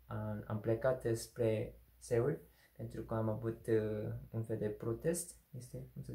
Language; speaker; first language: Romanian; non-native, learner; Korean